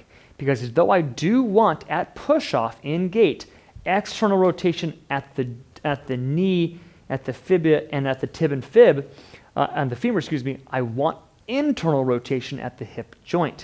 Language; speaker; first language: English; native; English